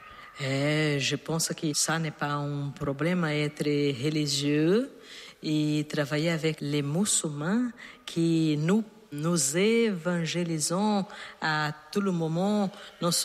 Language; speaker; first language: French; non-native, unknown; Portuguese